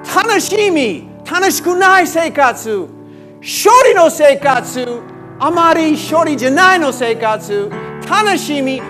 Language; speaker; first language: Japanese; non-native, learner; English